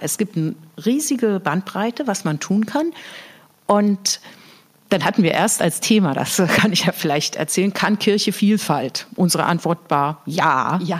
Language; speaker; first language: German; native; German